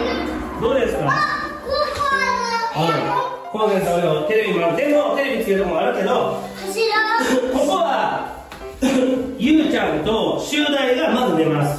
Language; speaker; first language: Japanese; native; Japanese